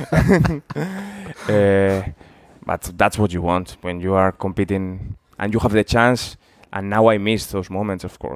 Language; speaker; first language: English; non-native, fluent; Spanish